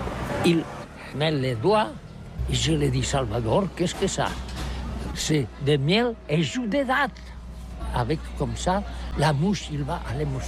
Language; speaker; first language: French; non-native, learner; Catalan